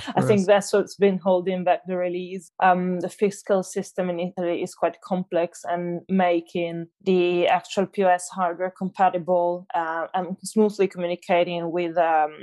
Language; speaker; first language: English; non-native, fluent; German